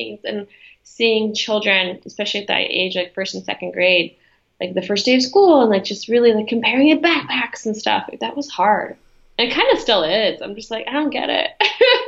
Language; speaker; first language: English; early bilingual, other home language; Russian